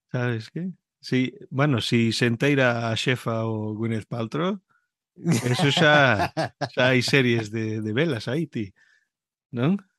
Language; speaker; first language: Galician; early bilingual, heritage; Galician